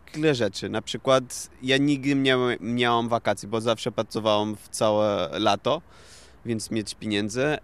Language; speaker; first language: Polish; non-native, learner; Portuguese